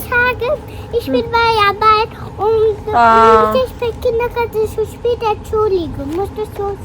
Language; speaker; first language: German; early bilingual, other home language; Telugu